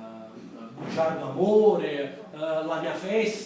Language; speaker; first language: Italian; native; Italian